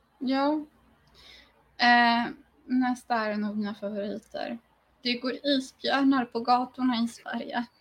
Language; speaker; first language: Swedish; early bilingual, other home language; Polish